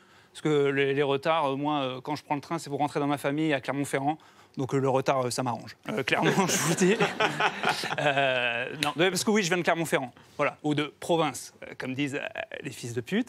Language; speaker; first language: French; native; French